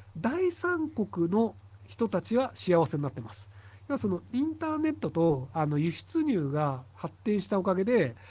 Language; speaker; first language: Japanese; native; Japanese